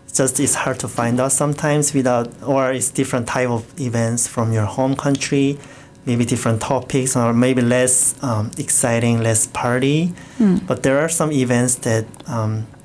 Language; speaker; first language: English; non-native, fluent; Korean